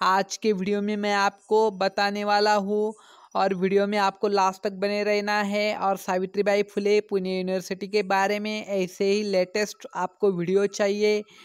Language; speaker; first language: Hindi; non-native, local second language; Marathi